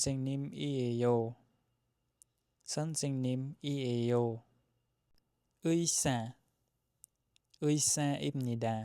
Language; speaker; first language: Korean; non-native, fluent; Khmer